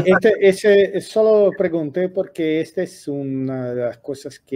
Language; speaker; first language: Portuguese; non-native, fluent; Spanish